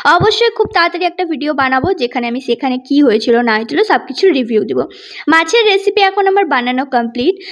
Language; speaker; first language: Bangla; non-native, local second language; Santali